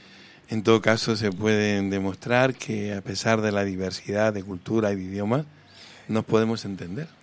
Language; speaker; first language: Spanish; native; Spanish